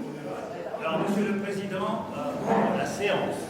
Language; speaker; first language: French; native; French